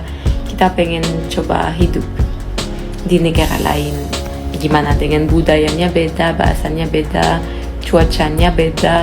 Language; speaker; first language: Indonesian; non-native, fluent; French